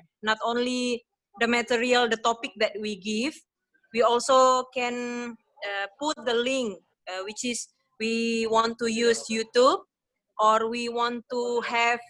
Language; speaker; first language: English; non-native, learner; Indonesian